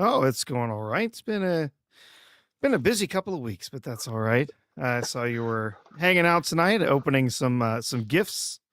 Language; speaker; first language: English; native; English